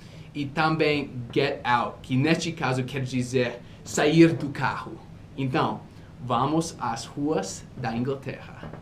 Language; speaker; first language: Portuguese; non-native, fluent; English